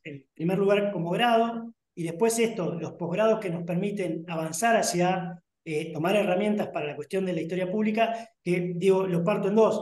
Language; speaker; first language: Spanish; native; Spanish